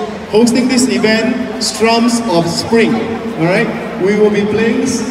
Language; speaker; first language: English; non-native, local second language; Chinese